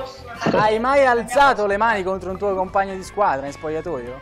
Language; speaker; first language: Italian; native; Italian